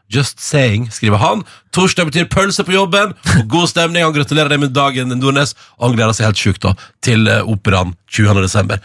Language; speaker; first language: Norwegian; native; Norwegian